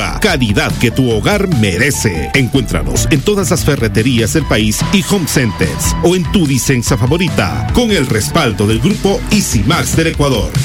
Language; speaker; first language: Spanish; native; Spanish